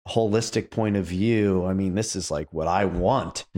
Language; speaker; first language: English; native; English